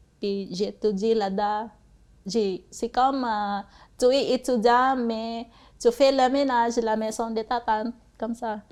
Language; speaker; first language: French; non-native, learner; Cebuano